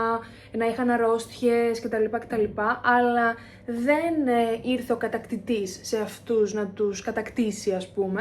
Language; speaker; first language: Greek; native; Greek